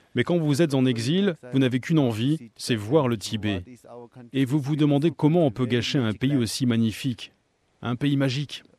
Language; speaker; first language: French; non-native, fluent; Chinese